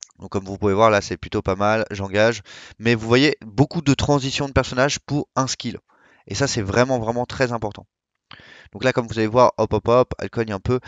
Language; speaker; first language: French; native; French